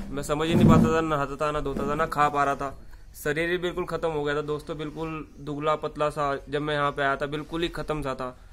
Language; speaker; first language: Hindi; native; Hindi